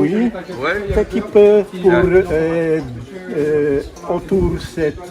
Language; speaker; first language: French; non-native, learner; Polish